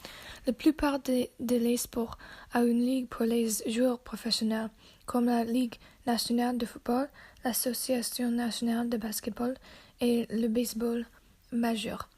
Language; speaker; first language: French; non-native, learner; English